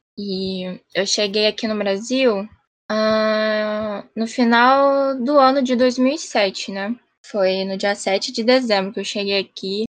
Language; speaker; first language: Portuguese; early bilingual, heritage; Japanese